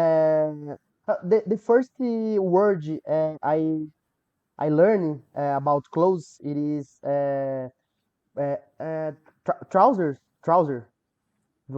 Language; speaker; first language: English; non-native, learner; Portuguese